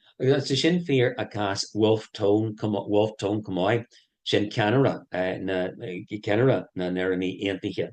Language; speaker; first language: Irish; non-native, local second language; English